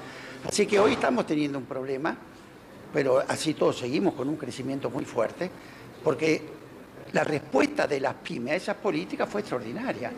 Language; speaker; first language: Spanish; native; Spanish